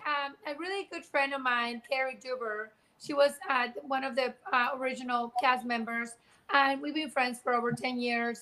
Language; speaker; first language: English; non-native, fluent; Spanish